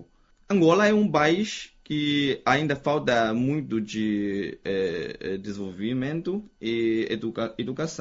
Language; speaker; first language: Portuguese; non-native, fluent; Chinese